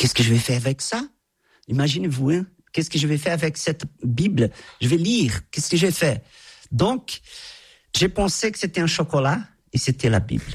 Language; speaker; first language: French; non-native, fluent; Portuguese